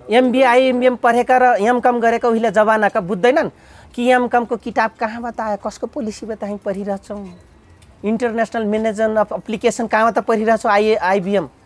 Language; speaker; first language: Nepali; non-native, local second language; Dangaura Tharu